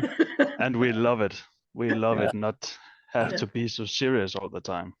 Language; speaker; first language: English; non-native, fluent; Danish